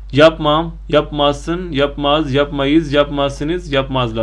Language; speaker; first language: Turkish; non-native, fluent; Hindi